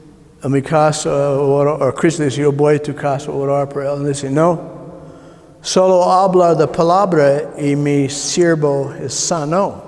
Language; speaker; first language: Spanish; non-native, learner; English